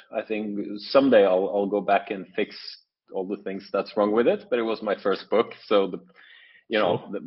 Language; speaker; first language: English; non-native, fluent; Norwegian